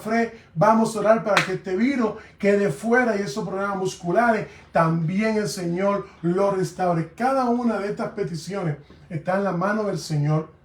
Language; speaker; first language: Spanish; native; Spanish